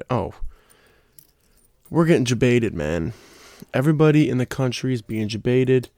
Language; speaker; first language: English; native; English